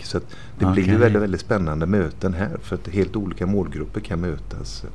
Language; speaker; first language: Swedish; native; Swedish